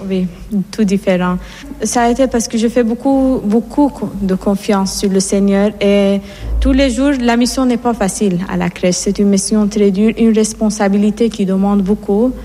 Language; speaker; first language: French; non-native, fluent; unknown